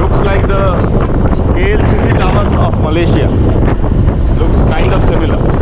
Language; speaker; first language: Hindi; non-native, local second language; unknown